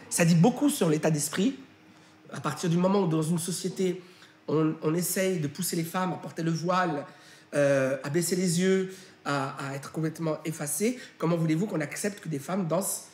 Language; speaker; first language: French; non-native, local second language; Arabic